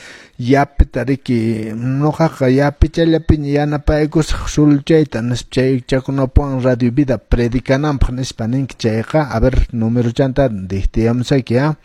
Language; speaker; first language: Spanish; non-native, local second language; Quechua